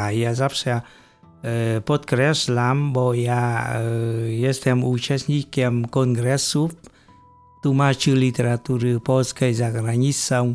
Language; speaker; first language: Polish; non-native, fluent; Vietnamese